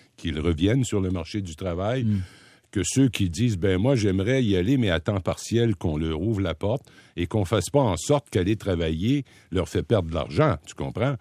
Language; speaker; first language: French; native; French